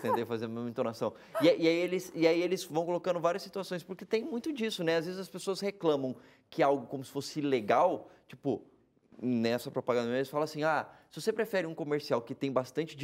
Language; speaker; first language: Portuguese; native; Portuguese